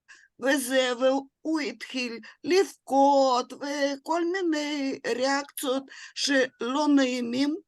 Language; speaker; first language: Hebrew; non-native, fluent; Russian